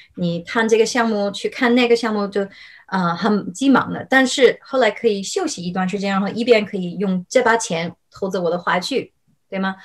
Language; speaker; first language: Chinese; non-native, fluent; English